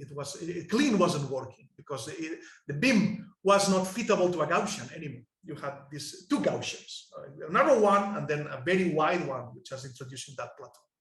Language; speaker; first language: English; non-native, fluent; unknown